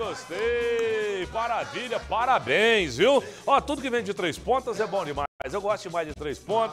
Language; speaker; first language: Portuguese; native; Portuguese